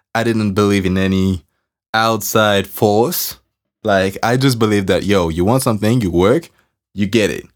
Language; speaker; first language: English; non-native, fluent; French